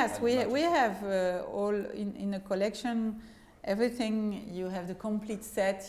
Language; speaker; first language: English; non-native, fluent; French